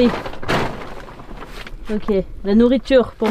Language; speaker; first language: French; native; French